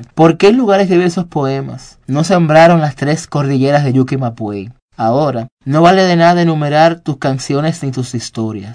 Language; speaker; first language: Spanish; native; Spanish